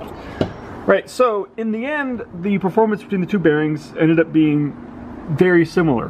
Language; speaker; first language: English; native; English